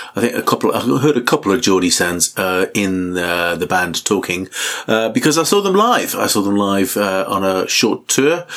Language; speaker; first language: English; native; English